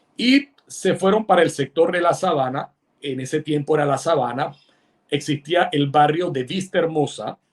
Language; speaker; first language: Spanish; early bilingual, other home language; Italian